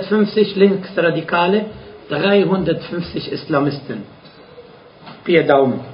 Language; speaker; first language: German; non-native, fluent; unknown